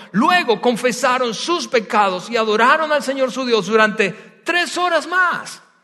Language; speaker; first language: Spanish; native; Spanish